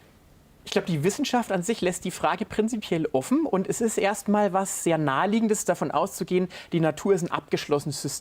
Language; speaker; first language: German; native; German